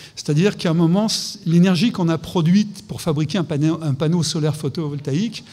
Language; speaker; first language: French; native; French